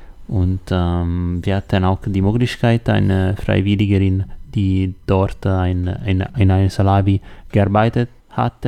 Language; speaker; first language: German; non-native, learner; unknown